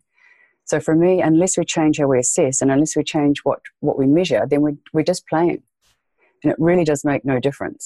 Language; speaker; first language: English; native; English